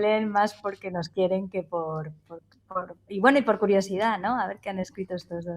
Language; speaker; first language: Spanish; native; Spanish